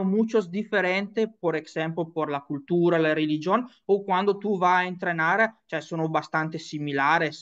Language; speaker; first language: Spanish; non-native, learner; Italian